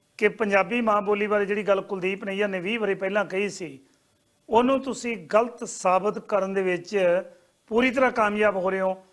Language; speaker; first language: Punjabi; native; Punjabi